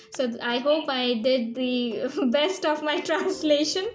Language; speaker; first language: English; non-native, local second language; Bangla